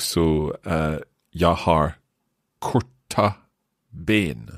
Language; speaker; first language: Swedish; non-native, learner; English